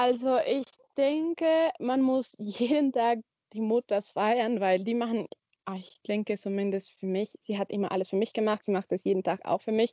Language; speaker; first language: German; non-native, learner; Spanish